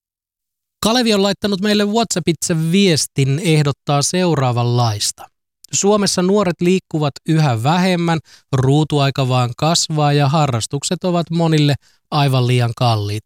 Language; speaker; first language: Finnish; native; Finnish